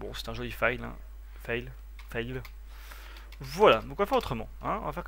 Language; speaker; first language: French; native; French